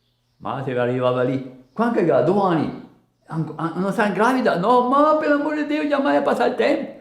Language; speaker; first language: Italian; early bilingual, heritage; Italian